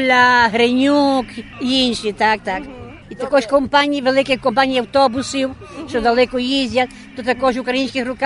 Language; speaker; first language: Ukrainian; early bilingual, heritage; Ukrainian